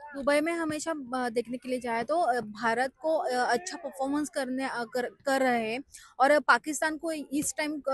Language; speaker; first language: Hindi; non-native, local second language; Marathi